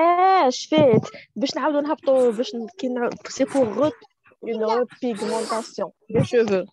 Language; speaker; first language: French; non-native, local second language; Arabic